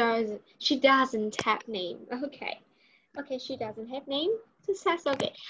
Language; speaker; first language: English; non-native, learner; Vietnamese